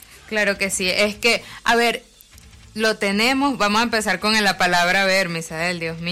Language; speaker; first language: Spanish; native; Spanish